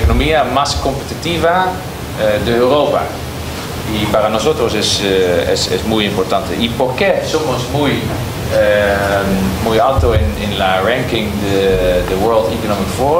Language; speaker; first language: Spanish; non-native, learner; Dutch